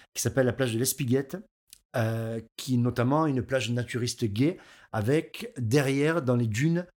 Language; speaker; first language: French; native; French